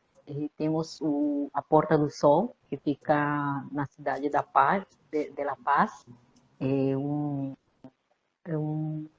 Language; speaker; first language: Portuguese; non-native, fluent; Spanish